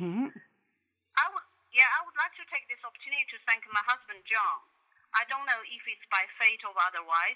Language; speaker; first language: English; non-native, fluent; Chinese